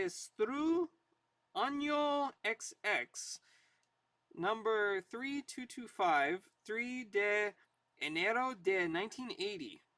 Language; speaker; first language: Spanish; non-native, learner; English